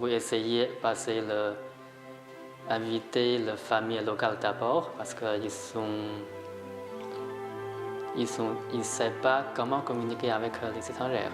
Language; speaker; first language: French; non-native, learner; Chinese